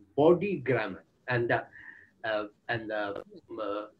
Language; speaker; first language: English; non-native, local second language; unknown